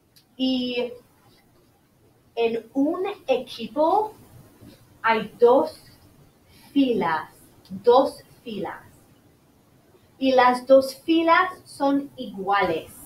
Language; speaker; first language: Spanish; non-native, fluent; English